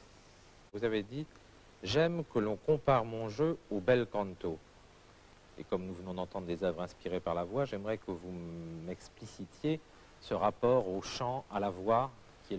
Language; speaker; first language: French; native; French